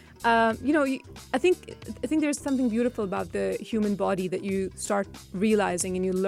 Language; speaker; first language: English; non-native, fluent; Urdu